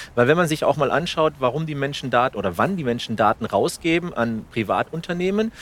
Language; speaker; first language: German; non-native, fluent; Spanish